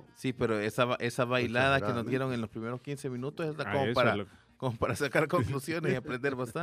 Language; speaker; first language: Spanish; native; Spanish